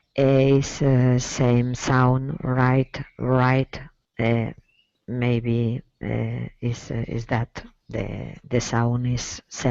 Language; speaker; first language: English; non-native, learner; Spanish